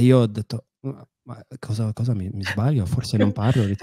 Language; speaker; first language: Italian; non-native, fluent; English